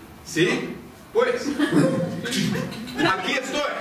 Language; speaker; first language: Spanish; non-native, learner; English